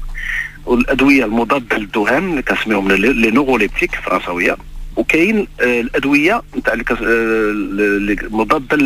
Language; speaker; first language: Arabic; native; Arabic